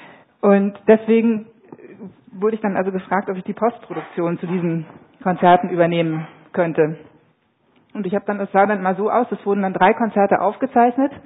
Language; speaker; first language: German; native; German